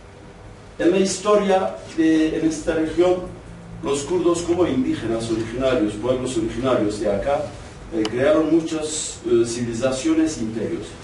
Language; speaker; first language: Spanish; non-native, fluent; Kurdish